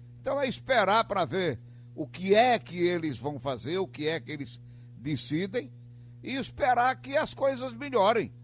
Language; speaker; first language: Portuguese; native; Portuguese